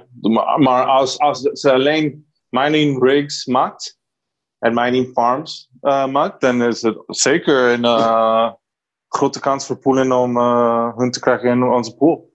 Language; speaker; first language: Dutch; non-native, learner; Spanish